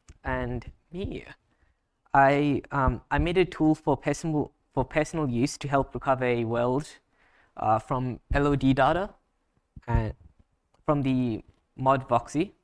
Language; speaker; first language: English; native; English